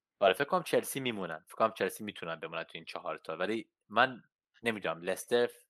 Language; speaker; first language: Persian; early bilingual, heritage; Persian